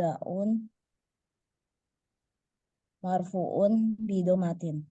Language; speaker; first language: Arabic; non-native, learner; Indonesian